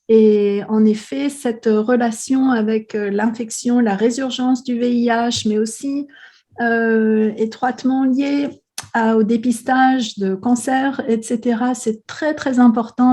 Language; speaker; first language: French; non-native, fluent; English